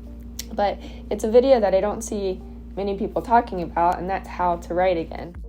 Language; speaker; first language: English; native; English